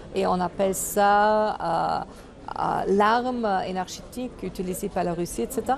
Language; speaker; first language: French; non-native, fluent; German